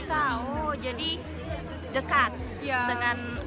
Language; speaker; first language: Indonesian; native; Indonesian